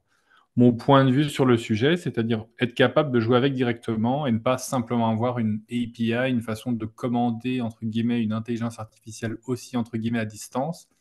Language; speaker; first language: French; native; French